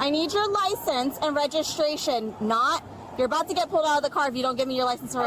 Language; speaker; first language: English; native; English